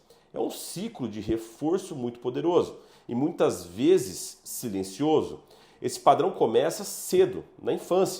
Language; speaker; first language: Portuguese; native; Portuguese